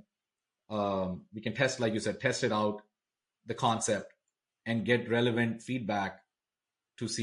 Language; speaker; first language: English; non-native, local second language; Hindi